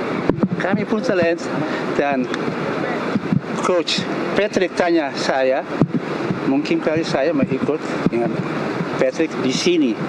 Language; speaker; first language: Indonesian; early bilingual, heritage; Indonesian